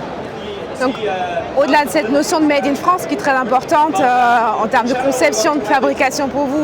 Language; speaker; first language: French; native; French